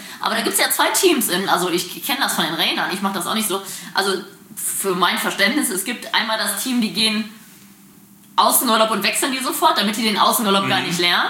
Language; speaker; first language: German; native; German